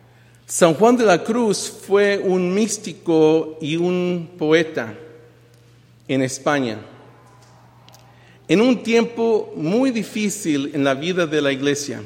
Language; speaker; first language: Spanish; early bilingual, heritage; Spanish